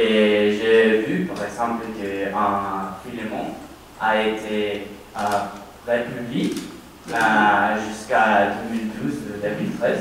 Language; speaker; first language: French; non-native, learner; Spanish